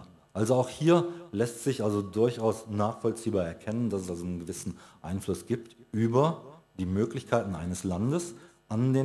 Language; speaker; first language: German; native; German